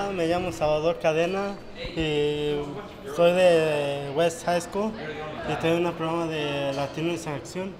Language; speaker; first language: Spanish; early bilingual, other home language; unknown